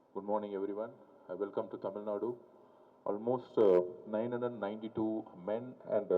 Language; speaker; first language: English; non-native, local second language; Tamil